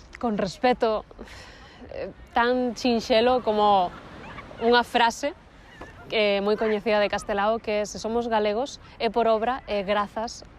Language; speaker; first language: Galician; non-native, local second language; Spanish